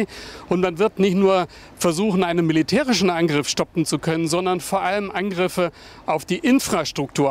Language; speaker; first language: German; native; German